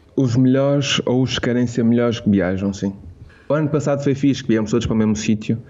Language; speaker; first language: Portuguese; native; Portuguese